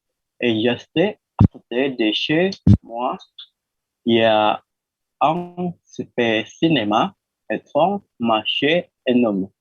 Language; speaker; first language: French; non-native, learner; Indonesian